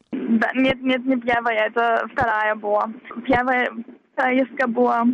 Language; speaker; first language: Russian; non-native, fluent; German